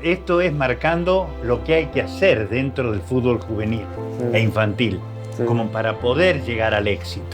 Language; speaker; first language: Spanish; native; Spanish